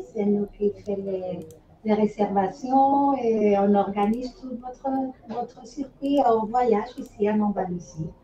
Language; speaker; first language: French; non-native, fluent; Spanish